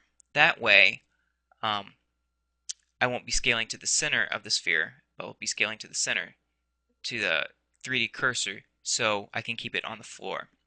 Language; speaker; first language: English; native; English